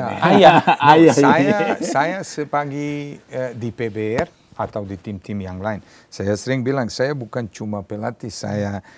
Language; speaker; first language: Indonesian; non-native, learner; Serbian